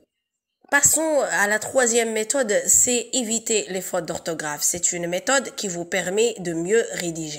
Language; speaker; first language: French; non-native, local second language; Arabic